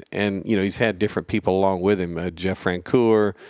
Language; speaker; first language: English; native; English